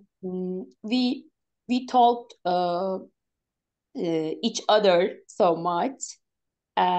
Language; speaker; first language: English; non-native, learner; Turkish